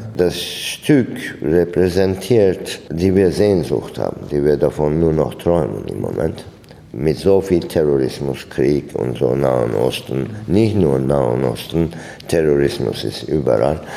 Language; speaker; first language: German; non-native, fluent; Turkish